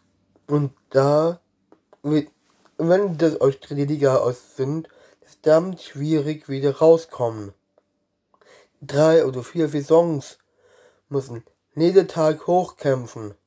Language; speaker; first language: German; non-native, learner; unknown